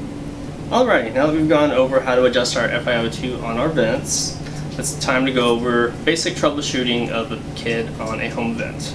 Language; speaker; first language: English; native; English